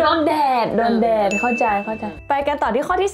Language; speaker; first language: Thai; native; Thai